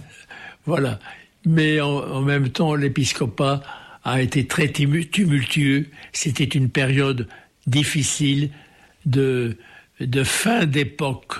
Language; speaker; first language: French; native; French